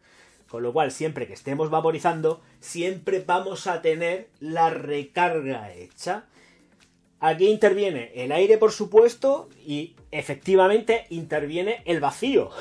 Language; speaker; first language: Spanish; native; Spanish